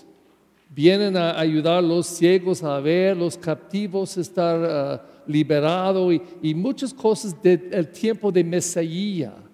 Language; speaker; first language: Spanish; non-native, learner; English